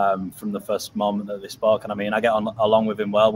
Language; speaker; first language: English; native; English